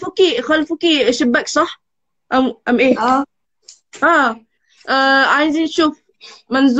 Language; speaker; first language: Arabic; non-native, learner; Malay